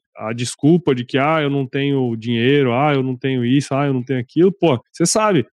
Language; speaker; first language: Portuguese; native; Portuguese